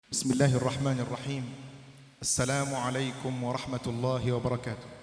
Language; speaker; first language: Arabic; native; Arabic